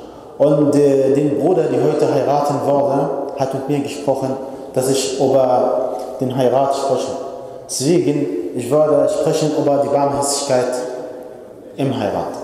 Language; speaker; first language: German; non-native, fluent; Arabic